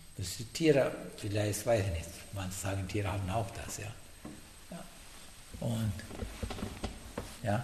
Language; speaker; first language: German; non-native, fluent; Sinhala